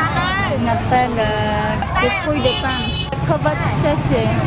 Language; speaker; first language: French; non-native, learner; Khmer